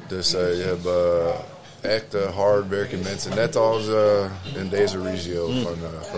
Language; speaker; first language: Dutch; non-native, learner; English